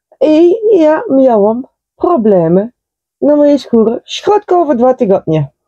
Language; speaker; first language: Polish; non-native, learner; Dutch